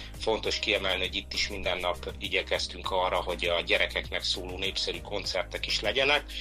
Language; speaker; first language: Hungarian; native; Hungarian